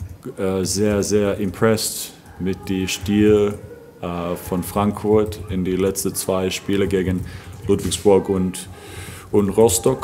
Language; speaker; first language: German; non-native, fluent; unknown